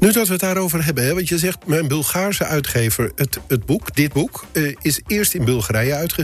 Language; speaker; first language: Dutch; native; Dutch